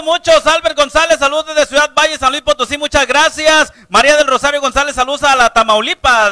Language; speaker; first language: Spanish; native; Spanish